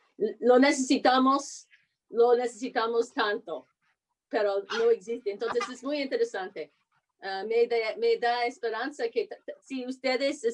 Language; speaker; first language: Spanish; non-native, fluent; English